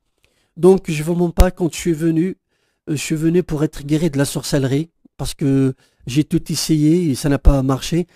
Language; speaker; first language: French; non-native, local second language; Kabyle